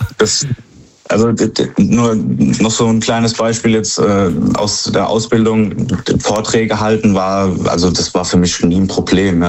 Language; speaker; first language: German; native; German